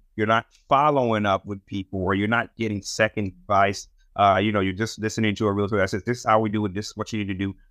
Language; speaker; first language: English; non-native, fluent; Haitian Creole